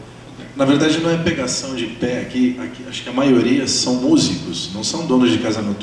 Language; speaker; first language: Portuguese; native; Portuguese